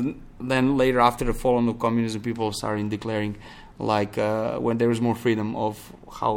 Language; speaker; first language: English; non-native, fluent; Serbian